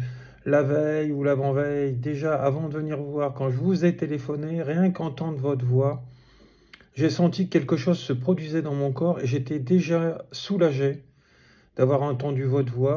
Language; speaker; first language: French; native; French